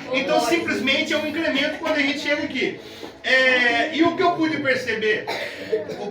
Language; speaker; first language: Portuguese; native; Portuguese